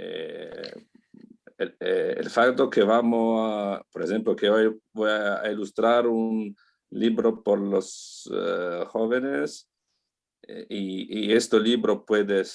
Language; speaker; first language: Spanish; non-native, learner; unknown